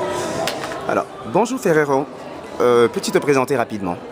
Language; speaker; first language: French; native; French